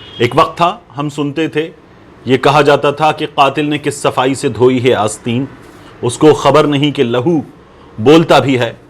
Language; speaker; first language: Urdu; native; Urdu